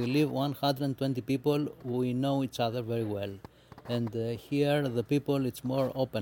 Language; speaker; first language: English; non-native, learner; Greek